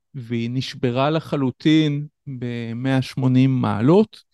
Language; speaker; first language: Hebrew; native; Hebrew